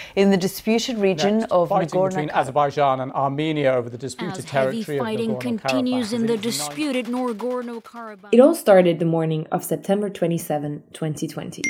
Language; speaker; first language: English; early bilingual, other home language; Armenian